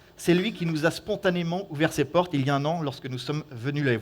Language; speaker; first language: French; native; French